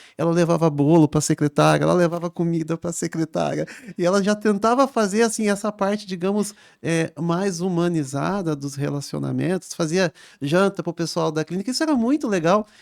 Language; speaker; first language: Portuguese; native; Portuguese